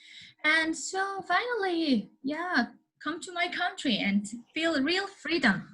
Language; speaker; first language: English; non-native, learner; Mongolian